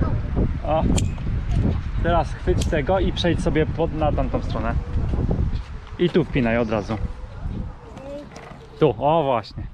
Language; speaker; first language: Polish; native; Polish